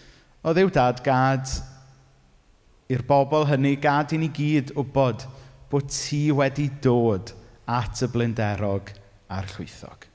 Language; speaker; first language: Welsh; native; Welsh